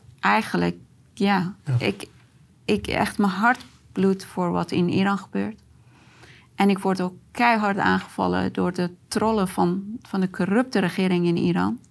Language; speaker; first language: Dutch; non-native, fluent; Persian